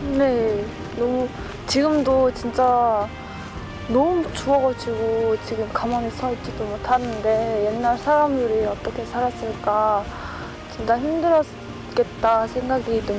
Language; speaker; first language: Korean; non-native, fluent; Mongolian